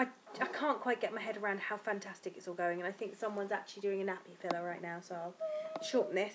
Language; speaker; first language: English; native; English